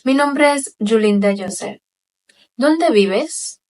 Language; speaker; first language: Spanish; non-native, local second language; Haitian Creole